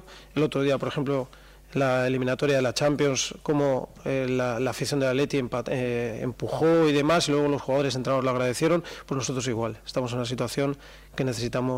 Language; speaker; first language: Spanish; native; Spanish